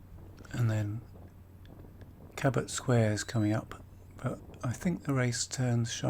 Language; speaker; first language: English; native; English